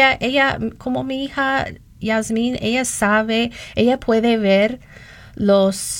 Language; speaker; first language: Spanish; non-native, learner; English